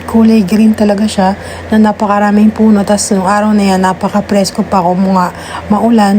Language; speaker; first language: Filipino; native; Filipino